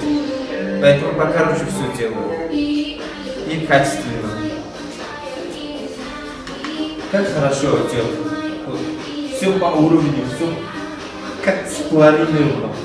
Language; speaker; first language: Russian; non-native, fluent; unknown